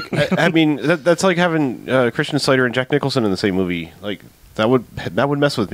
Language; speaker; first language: English; native; English